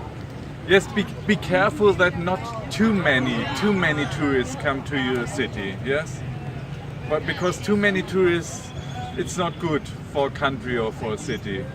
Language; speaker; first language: English; non-native, learner; German